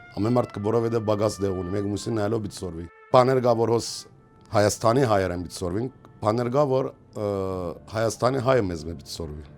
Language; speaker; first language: Armenian; early bilingual, heritage; Armenian